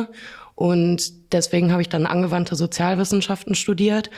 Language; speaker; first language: German; native; German